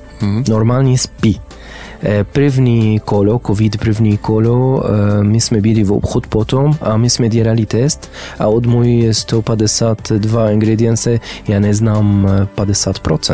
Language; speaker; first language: Czech; non-native, learner; Arabic